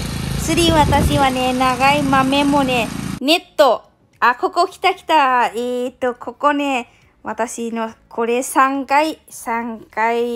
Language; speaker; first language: Japanese; non-native, learner; Lao